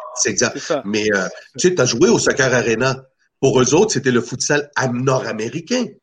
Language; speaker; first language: French; non-native, fluent; Spanish